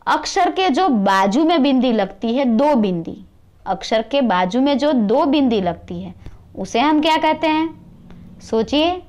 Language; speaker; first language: Hindi; non-native, local second language; Gujarati